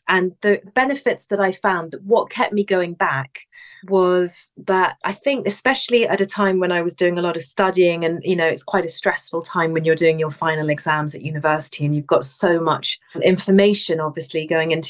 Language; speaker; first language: English; native; English